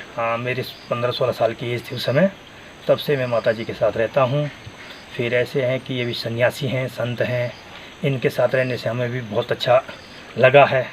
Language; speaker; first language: Hindi; native; Hindi